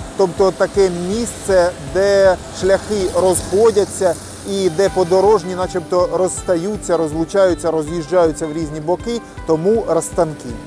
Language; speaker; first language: Ukrainian; native; Ukrainian